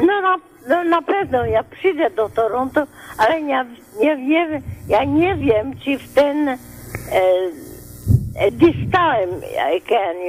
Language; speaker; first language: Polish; non-native, learner; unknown